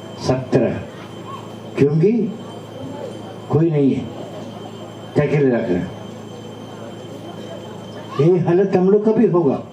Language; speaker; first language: Hindi; non-native, local second language; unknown